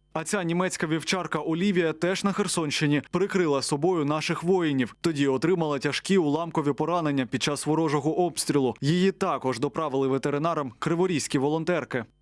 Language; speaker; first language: Ukrainian; native; Ukrainian